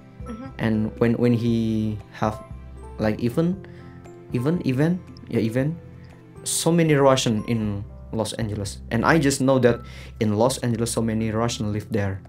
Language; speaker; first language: English; non-native, learner; Indonesian